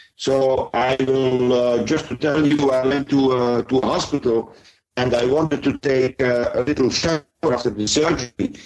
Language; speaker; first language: English; non-native, fluent; Dutch